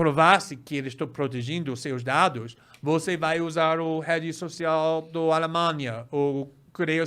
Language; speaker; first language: Portuguese; non-native, fluent; English